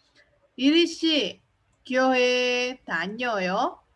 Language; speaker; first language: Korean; non-native, fluent; Indonesian